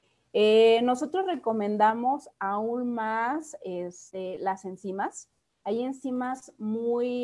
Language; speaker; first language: Spanish; native; Spanish